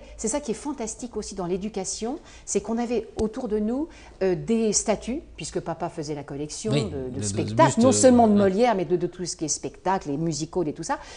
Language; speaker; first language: French; native; French